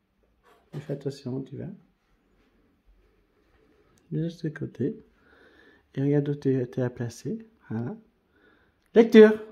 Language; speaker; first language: French; native; French